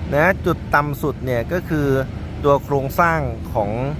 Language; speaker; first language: Thai; native; Thai